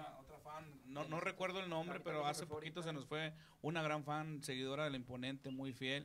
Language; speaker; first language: Spanish; native; Spanish